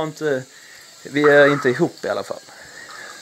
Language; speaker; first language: Swedish; native; Swedish